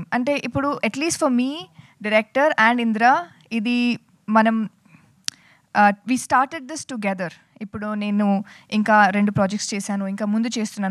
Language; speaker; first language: Telugu; non-native, fluent; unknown